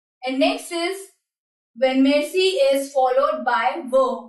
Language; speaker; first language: English; non-native, local second language; Hindi